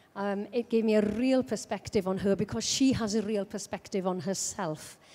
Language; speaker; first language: English; native; English